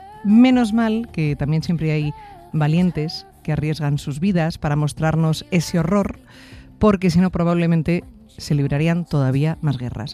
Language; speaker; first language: Spanish; native; Spanish